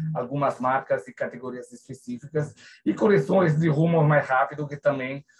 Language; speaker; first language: Portuguese; non-native, fluent; Italian